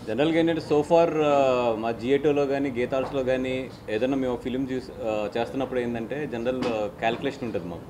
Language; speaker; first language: Telugu; native; Telugu